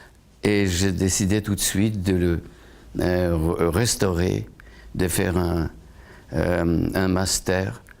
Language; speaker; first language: French; non-native, fluent; Polish